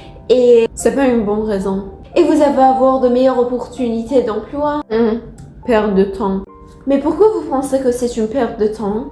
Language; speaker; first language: French; non-native, learner; Persian